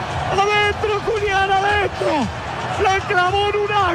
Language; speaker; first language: Spanish; native; Spanish